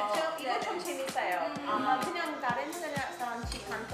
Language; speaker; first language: Korean; non-native, learner; English